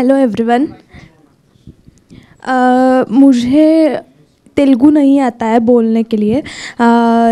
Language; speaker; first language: Hindi; non-native, local second language; Marathi